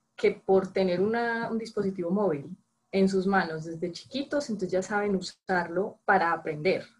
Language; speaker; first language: Spanish; native; Spanish